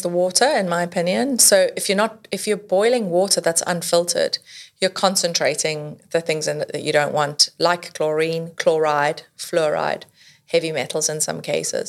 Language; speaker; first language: English; native; English